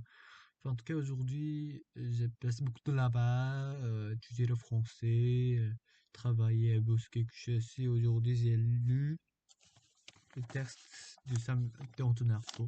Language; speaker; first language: French; non-native, fluent; Korean